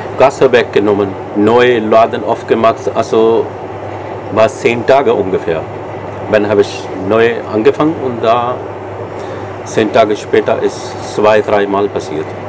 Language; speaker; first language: German; non-native, learner; Hindi